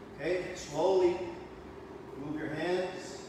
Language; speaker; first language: English; native; English